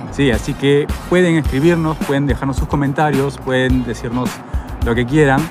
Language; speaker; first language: Spanish; native; Spanish